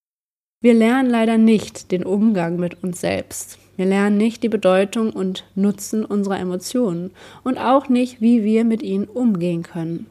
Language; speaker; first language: German; native; German